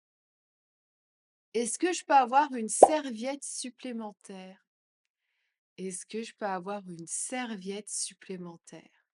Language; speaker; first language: French; native; French